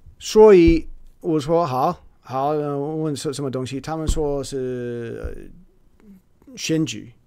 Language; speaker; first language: Chinese; non-native, learner; English